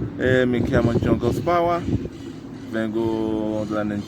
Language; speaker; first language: Italian; non-native, learner; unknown